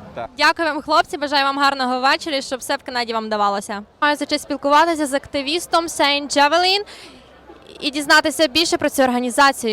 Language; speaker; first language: Ukrainian; native; Ukrainian